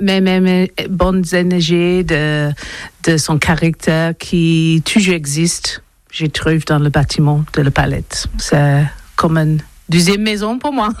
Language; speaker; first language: French; non-native, learner; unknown